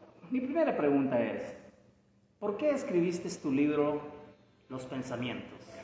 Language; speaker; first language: Spanish; native; Spanish